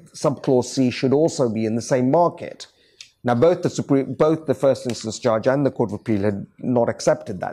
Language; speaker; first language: English; native; English